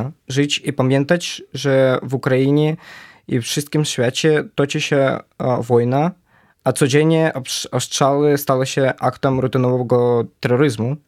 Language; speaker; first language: Polish; non-native, learner; Ukrainian